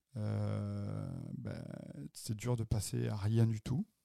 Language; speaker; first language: French; native; French